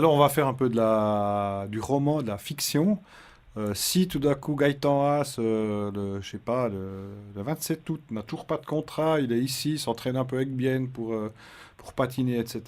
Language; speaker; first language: French; native; French